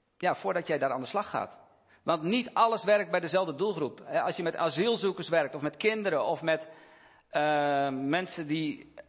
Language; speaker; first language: Dutch; native; Dutch